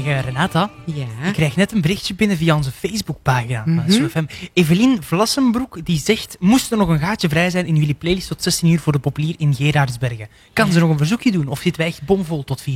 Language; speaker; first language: Dutch; native; Dutch